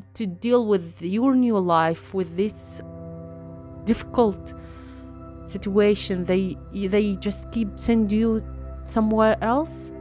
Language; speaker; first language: English; non-native, fluent; Arabic